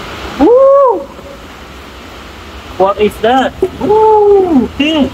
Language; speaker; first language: English; non-native, learner; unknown